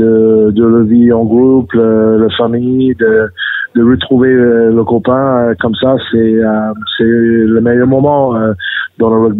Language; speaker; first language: French; non-native, fluent; English